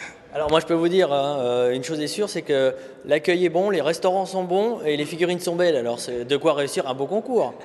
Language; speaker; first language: French; native; French